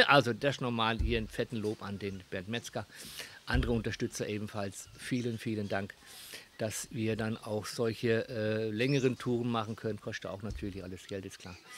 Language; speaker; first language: German; native; German